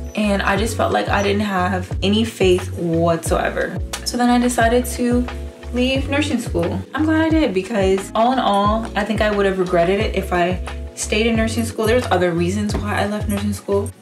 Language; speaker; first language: English; native; English